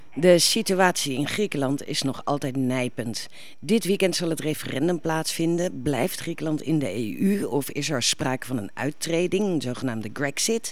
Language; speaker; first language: Dutch; native; Dutch